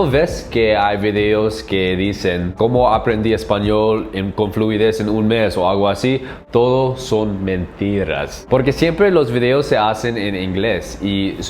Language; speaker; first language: Spanish; non-native, learner; English